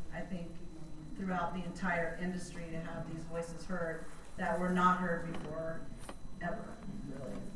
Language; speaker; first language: English; native; English